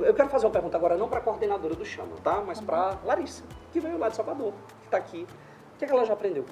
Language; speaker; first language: Portuguese; native; Portuguese